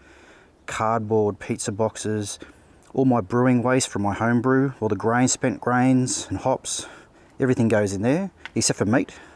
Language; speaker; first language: English; native; English